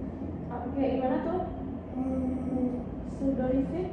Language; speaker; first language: Indonesian; native; Indonesian